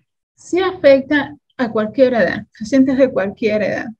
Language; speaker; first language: Spanish; native; Spanish